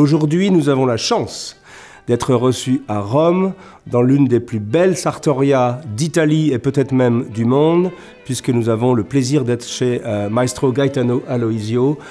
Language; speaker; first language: French; native; French